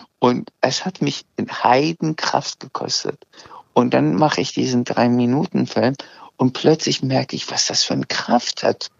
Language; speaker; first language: German; early bilingual, other home language; Azerbaijani